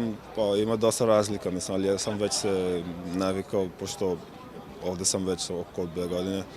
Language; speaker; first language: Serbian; non-native, learner; Portuguese